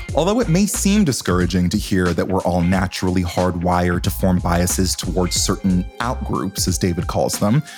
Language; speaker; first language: English; native; English